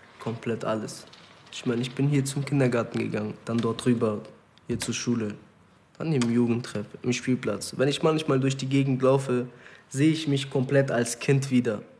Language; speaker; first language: German; early bilingual, other home language; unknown